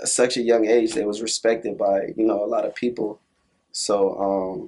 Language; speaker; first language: English; native; English